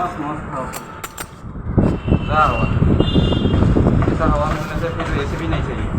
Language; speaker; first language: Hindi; non-native, local second language; Bangla